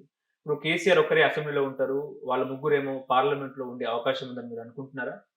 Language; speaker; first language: Telugu; native; Telugu